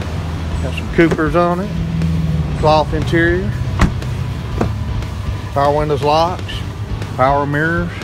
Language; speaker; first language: English; native; English